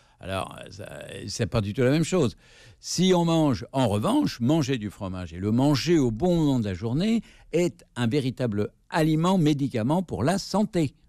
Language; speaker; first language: French; native; French